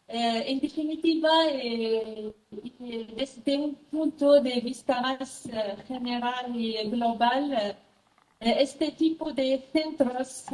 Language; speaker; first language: Spanish; non-native, fluent; French